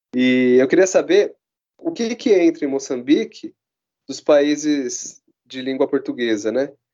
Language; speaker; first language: Portuguese; native; Portuguese